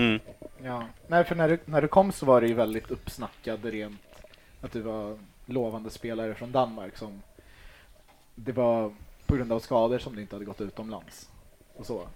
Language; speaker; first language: Swedish; native; Swedish